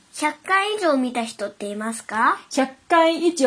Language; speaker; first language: Japanese; non-native, learner; Chinese